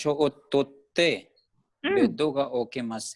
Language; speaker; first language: Japanese; non-native, learner; Hindi